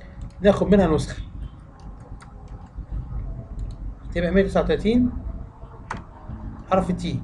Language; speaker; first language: Arabic; native; Arabic